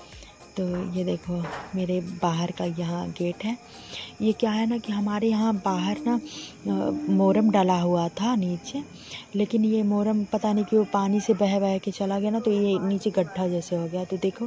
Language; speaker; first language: Hindi; native; Hindi